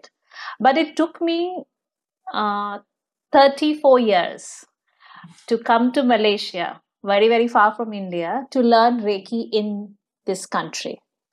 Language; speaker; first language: English; non-native, local second language; Bangla